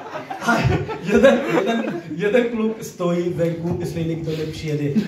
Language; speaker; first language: Czech; non-native, learner; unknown